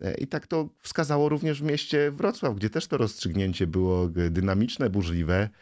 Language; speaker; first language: Polish; native; Polish